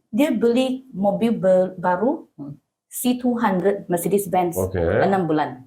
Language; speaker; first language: Indonesian; non-native, learner; Malay